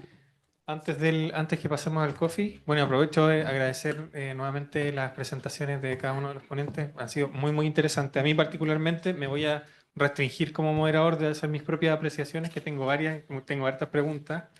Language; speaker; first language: Spanish; native; Spanish